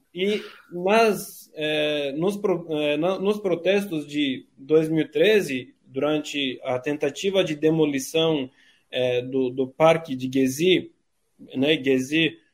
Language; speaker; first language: Portuguese; non-native, fluent; Turkish